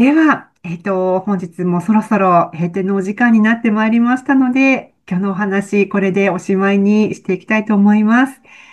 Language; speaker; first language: Japanese; native; Japanese